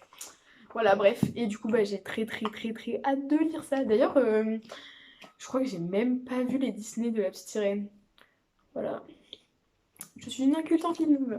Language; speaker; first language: French; native; French